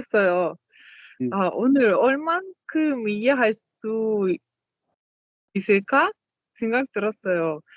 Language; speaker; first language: Korean; non-native, learner; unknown